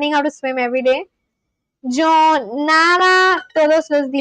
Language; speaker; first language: Spanish; non-native, learner; Bangla